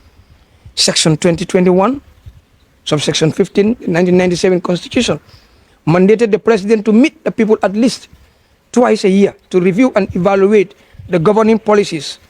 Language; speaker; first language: English; non-native, local second language; Fula